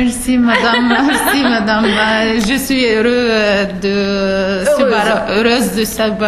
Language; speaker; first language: French; non-native, learner; Arabic